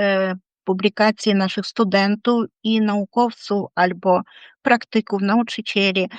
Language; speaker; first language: Polish; non-native, fluent; Ukrainian